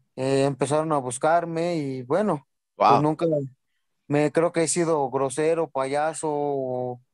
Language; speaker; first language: Spanish; native; Spanish